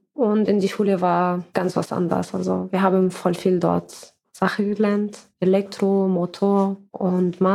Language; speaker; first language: German; non-native, learner; Arabic